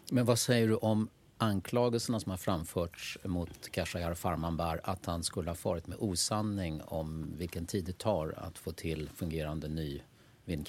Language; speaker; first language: Swedish; native; Swedish